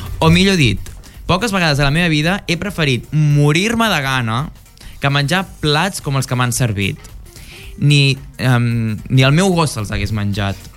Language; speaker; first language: Catalan; non-native, local second language; Spanish